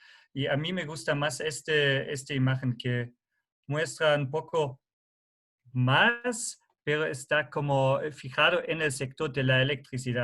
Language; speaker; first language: Spanish; non-native, fluent; German